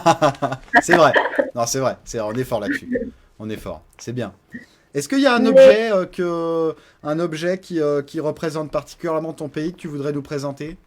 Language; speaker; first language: French; native; French